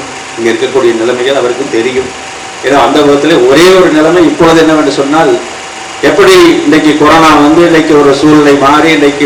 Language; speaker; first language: Tamil; native; Tamil